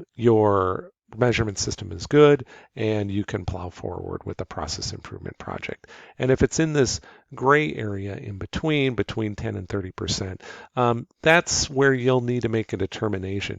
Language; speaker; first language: English; native; English